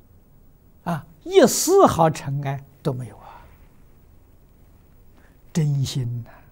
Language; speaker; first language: Chinese; native; Chinese